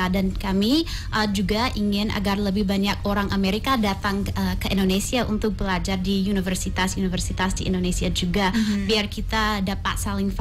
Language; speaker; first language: Indonesian; non-native, fluent; English